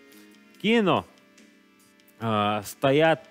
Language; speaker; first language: Russian; non-native, learner; English